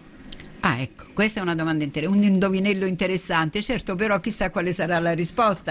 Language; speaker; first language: Italian; native; Italian